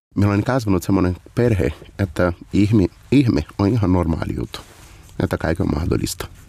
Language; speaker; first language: Finnish; non-native, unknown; Portuguese